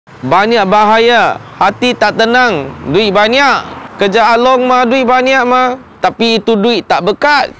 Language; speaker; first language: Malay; non-native, local second language; Min Nan Chinese